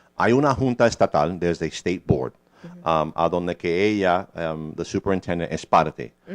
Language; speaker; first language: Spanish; early bilingual, heritage; English